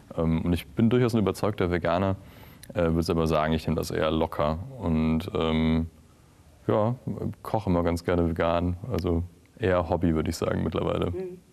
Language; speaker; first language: German; native; German